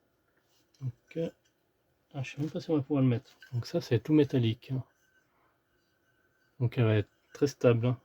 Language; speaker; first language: French; native; French